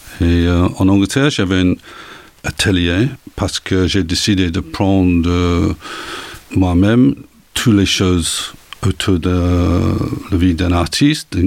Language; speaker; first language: French; non-native, learner; English